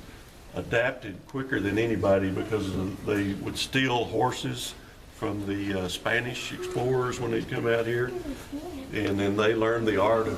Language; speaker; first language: English; native; English